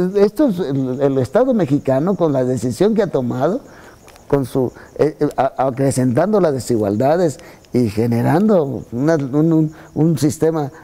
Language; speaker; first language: Spanish; native; Spanish